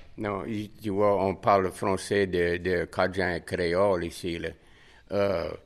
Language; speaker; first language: French; native; French